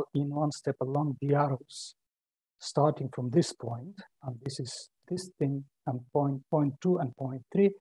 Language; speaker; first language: English; non-native, fluent; Bulgarian